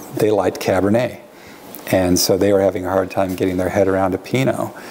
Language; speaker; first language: English; native; English